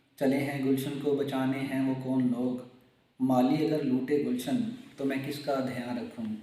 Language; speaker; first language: Urdu; non-native, local second language; Punjabi